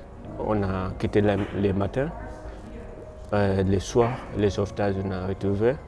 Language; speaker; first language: French; non-native, learner; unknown